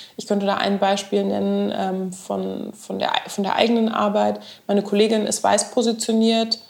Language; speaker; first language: German; native; German